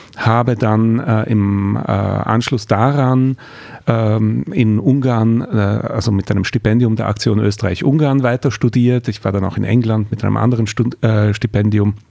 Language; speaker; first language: German; native; German